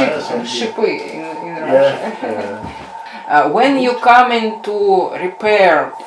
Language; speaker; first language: English; non-native, learner; Russian